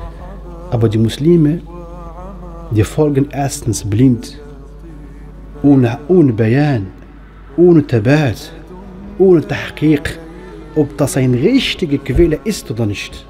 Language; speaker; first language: German; non-native, fluent; Arabic